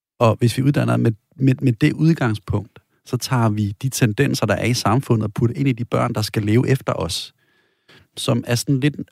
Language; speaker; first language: Danish; native; Danish